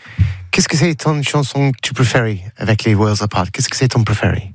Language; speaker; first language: French; non-native, learner; English